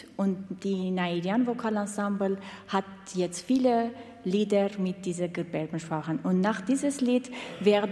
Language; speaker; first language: German; non-native, learner; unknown